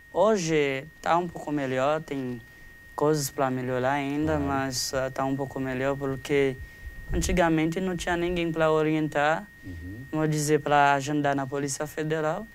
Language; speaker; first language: Portuguese; non-native, fluent; Haitian Creole